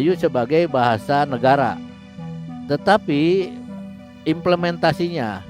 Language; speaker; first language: Indonesian; native; Indonesian